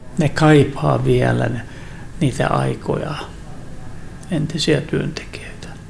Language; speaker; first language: Finnish; non-native, local second language; Swedish